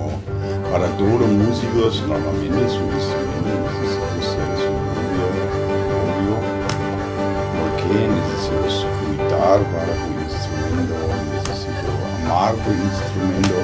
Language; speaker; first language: Spanish; non-native, learner; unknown